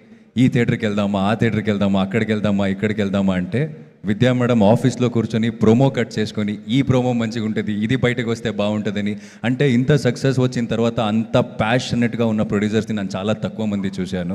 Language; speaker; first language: Telugu; non-native, local second language; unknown